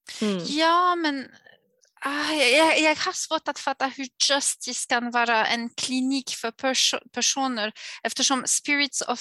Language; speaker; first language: Swedish; non-native, fluent; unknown